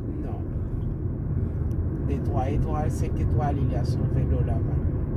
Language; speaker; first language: French; non-native, local second language; Haitian Creole